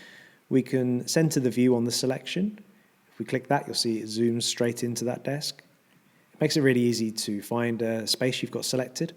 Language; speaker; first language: English; native; English